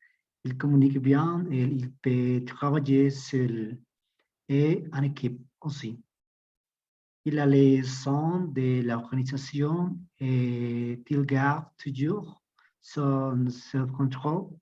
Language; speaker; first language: French; non-native, learner; Spanish